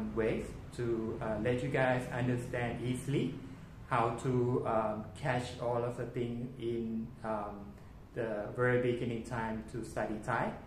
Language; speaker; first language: English; non-native, fluent; Thai